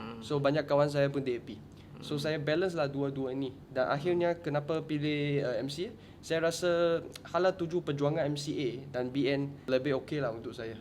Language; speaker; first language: Malay; non-native, local second language; Chinese